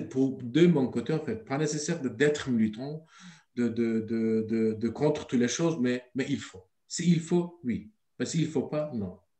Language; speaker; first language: French; non-native, learner; Turkish